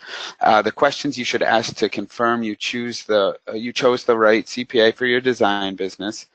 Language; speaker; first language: English; native; English